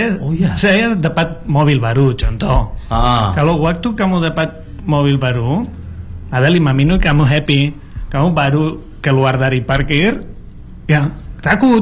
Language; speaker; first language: Indonesian; non-native, fluent; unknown